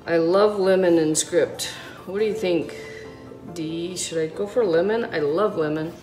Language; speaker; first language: English; native; English